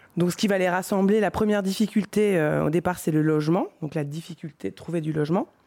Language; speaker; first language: French; native; French